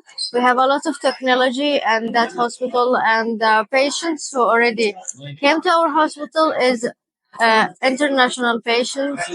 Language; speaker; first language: English; non-native, learner; Turkish